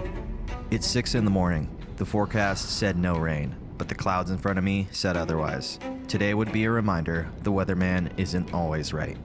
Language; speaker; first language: English; native; English